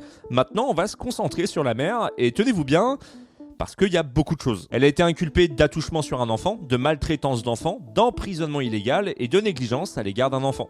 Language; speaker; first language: French; native; French